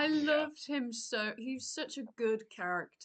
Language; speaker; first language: English; native; English